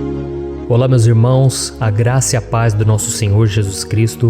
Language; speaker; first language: Portuguese; native; Portuguese